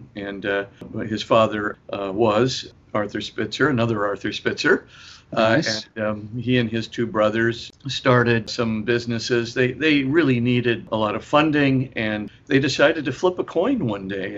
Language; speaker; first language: English; native; English